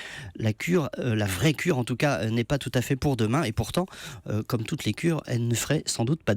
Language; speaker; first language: French; native; French